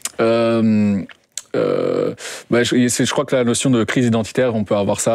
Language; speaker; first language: French; non-native, fluent; Kinyarwanda